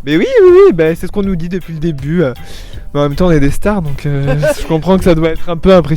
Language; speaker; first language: French; native; French